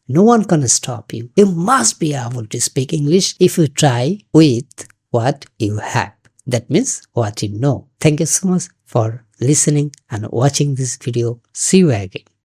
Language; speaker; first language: English; non-native, local second language; Bangla